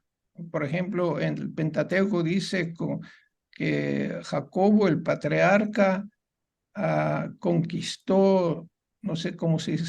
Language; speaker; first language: Spanish; non-native, fluent; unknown